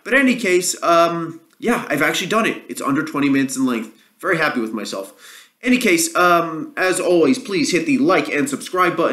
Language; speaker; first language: English; native; English